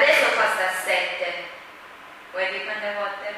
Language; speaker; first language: Italian; non-native, fluent; Chinese